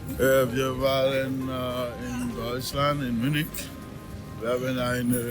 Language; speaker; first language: German; non-native, fluent; French